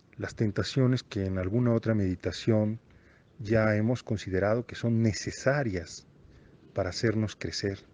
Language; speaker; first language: Spanish; non-native, fluent; Italian